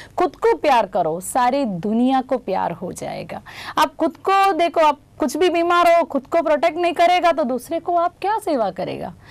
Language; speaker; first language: Hindi; non-native, local second language; Gujarati